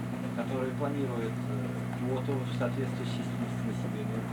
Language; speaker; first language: Russian; native; Russian